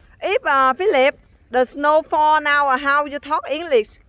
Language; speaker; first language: English; non-native, learner; Vietnamese